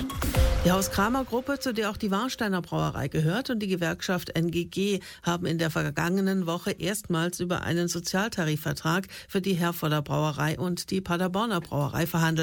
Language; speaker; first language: German; native; German